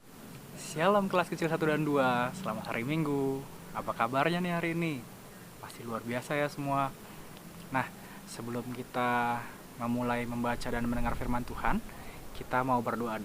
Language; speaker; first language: Indonesian; native; Indonesian